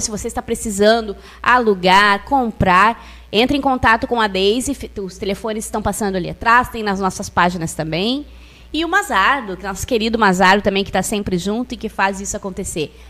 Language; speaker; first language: Portuguese; native; Portuguese